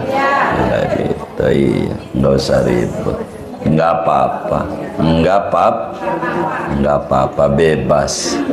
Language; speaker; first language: Indonesian; native; Indonesian